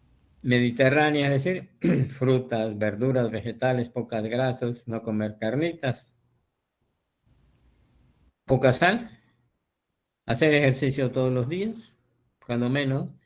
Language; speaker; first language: Spanish; native; Spanish